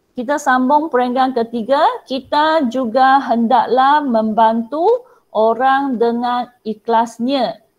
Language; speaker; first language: Malay; non-native, local second language; Chinese